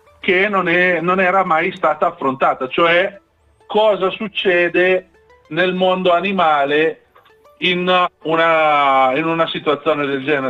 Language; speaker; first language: Italian; native; Italian